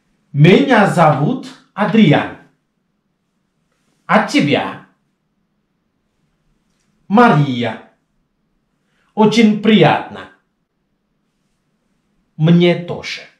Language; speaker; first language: Russian; non-native, fluent; Indonesian